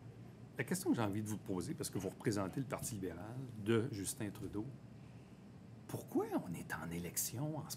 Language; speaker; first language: French; native; French